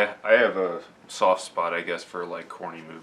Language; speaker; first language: English; native; English